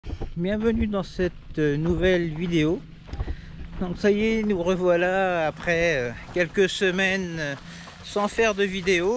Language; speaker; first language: French; native; French